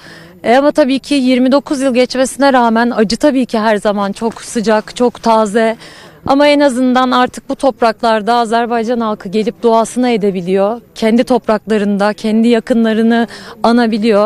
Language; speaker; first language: Turkish; native; Turkish